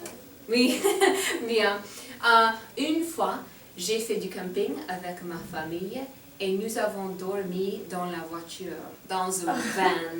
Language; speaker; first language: French; non-native, fluent; English